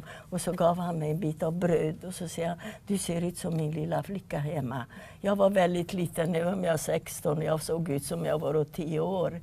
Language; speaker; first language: Swedish; non-native, fluent; Yiddish